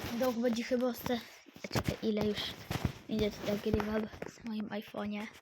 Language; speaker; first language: Polish; native; Polish